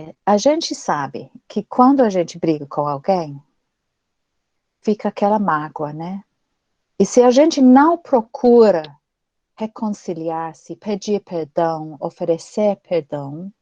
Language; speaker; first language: Portuguese; non-native, fluent; English